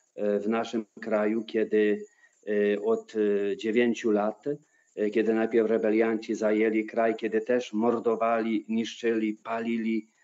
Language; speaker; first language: Polish; native; Polish